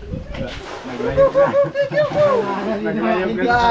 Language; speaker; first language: Filipino; non-native, local second language; Cebuano